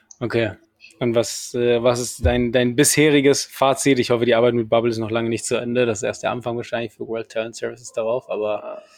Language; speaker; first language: German; non-native, fluent; Spanish